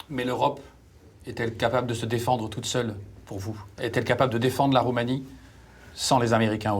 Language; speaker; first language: French; native; French